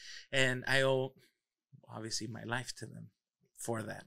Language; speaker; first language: English; early bilingual, other home language; Spanish